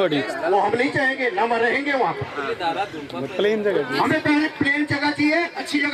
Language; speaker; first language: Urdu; non-native, local second language; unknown